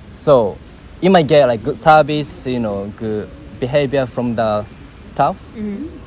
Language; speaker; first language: English; non-native, learner; Japanese